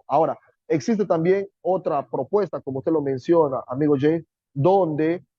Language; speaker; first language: Spanish; native; Spanish